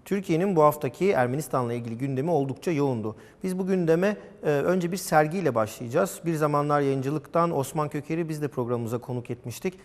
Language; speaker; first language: Turkish; native; Turkish